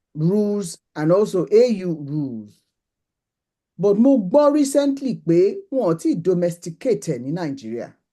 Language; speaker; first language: English; non-native, local second language; Yoruba